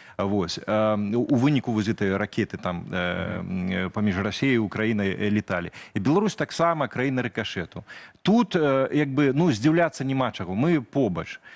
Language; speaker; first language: Belarusian; native; Belarusian